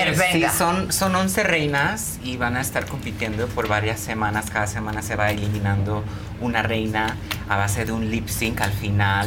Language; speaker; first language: Spanish; early bilingual, heritage; Spanish